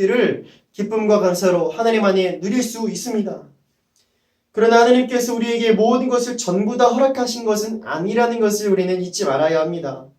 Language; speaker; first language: Korean; native; Korean